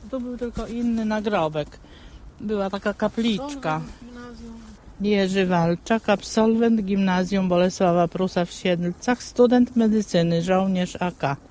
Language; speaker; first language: Polish; native; Polish